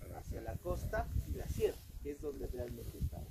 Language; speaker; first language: Spanish; native; Spanish